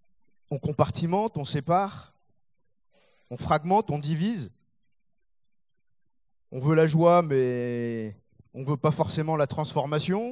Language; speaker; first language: French; native; French